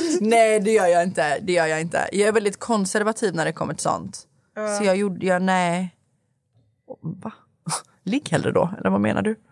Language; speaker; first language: Swedish; early bilingual, other home language; Persian